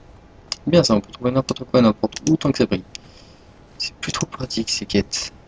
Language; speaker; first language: French; native; French